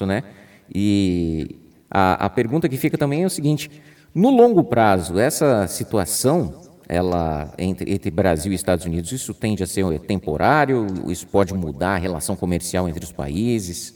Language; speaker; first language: Portuguese; native; Portuguese